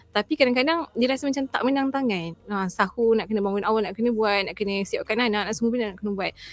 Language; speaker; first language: Malay; native; Malay